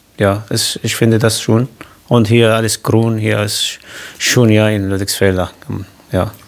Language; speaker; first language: German; non-native, learner; Kurdish